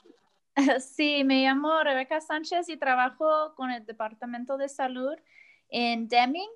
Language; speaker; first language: Spanish; early bilingual, heritage; Spanish